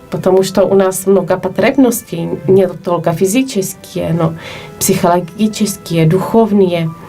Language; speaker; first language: Russian; non-native, fluent; Polish